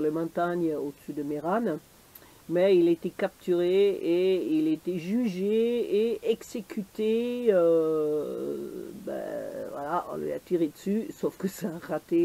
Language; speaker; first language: French; native; French